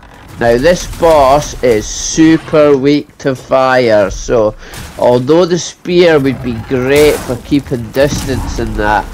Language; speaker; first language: English; native; English